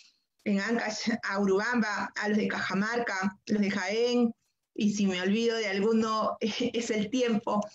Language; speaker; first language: Spanish; native; Spanish